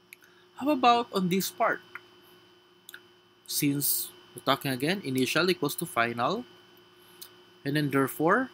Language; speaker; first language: English; non-native, local second language; Filipino